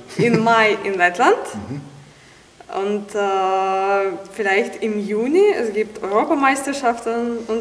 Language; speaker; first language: German; non-native, fluent; Latvian